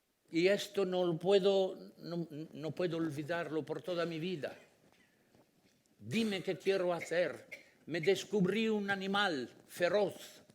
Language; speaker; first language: Spanish; non-native, fluent; Italian